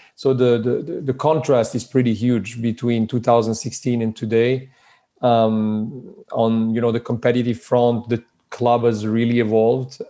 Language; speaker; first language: English; early bilingual, other home language; Serbian